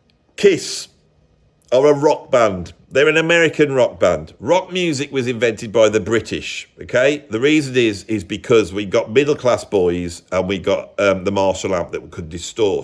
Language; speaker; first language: English; native; English